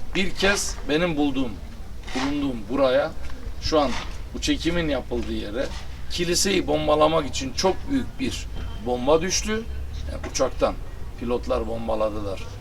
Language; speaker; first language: Turkish; non-native, local second language; Armenian